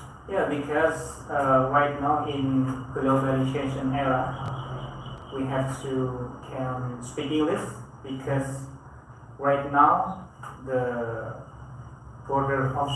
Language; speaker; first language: English; non-native, learner; Indonesian